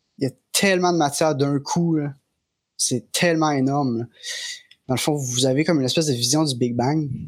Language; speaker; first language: French; native; French